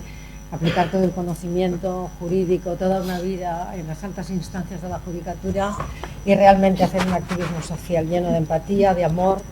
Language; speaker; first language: Spanish; native; Spanish